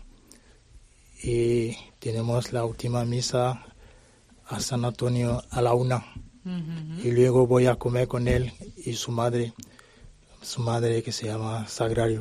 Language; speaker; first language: Spanish; non-native, learner; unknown